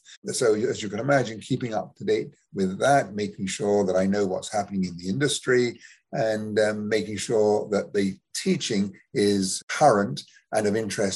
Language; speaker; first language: English; native; English